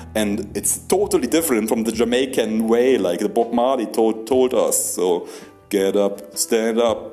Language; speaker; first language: English; non-native, fluent; German